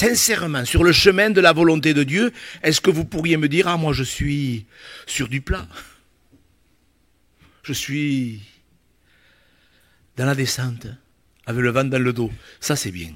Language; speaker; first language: French; native; French